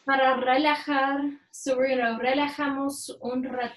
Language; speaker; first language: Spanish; non-native, learner; English